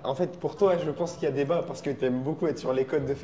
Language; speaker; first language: French; native; French